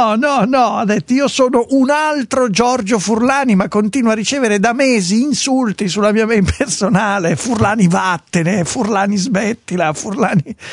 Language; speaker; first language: Italian; native; Italian